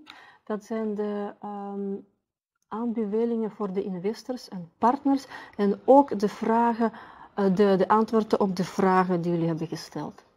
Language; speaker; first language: Dutch; non-native, fluent; Russian